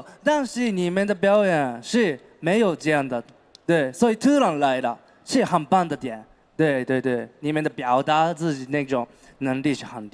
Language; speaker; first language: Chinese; non-native, learner; Japanese